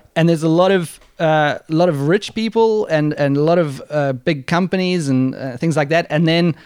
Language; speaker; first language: English; native; English